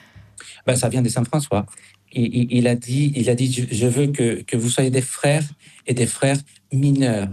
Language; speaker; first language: French; non-native, fluent; Spanish